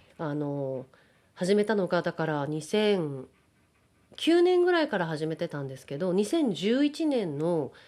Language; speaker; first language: Japanese; native; Japanese